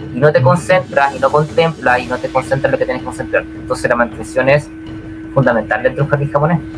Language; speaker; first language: Spanish; native; Spanish